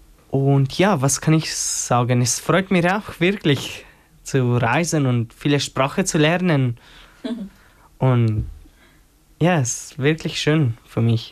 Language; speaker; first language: German; non-native, learner; Albanian